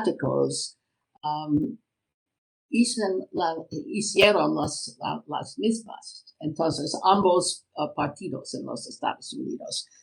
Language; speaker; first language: Spanish; non-native, learner; English